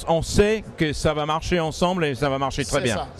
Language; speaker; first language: French; native; French